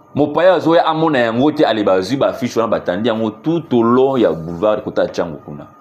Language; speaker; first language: Lingala; native; Lingala